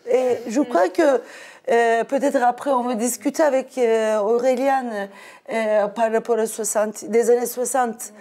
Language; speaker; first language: French; non-native, fluent; Turkish